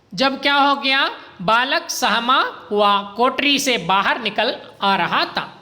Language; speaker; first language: Hindi; non-native, local second language; Kannada